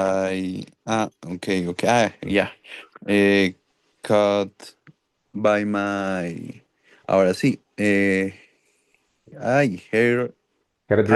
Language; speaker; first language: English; non-native, learner; Spanish